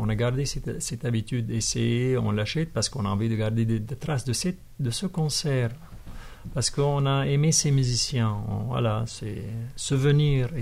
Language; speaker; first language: French; non-native, fluent; Arabic